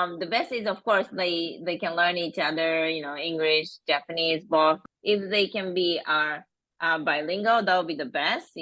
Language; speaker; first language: English; non-native, fluent; Japanese